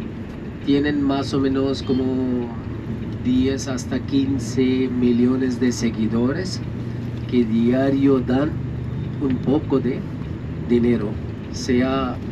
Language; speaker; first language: Spanish; non-native, fluent; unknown